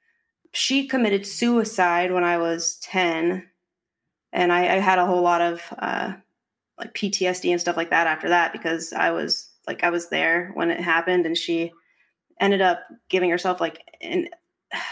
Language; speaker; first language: English; native; English